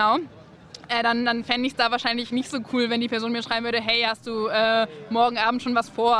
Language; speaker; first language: German; native; German